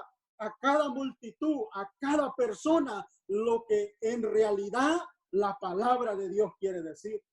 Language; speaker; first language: Spanish; native; Spanish